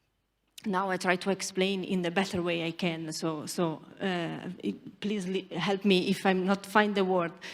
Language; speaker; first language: English; non-native, learner; Italian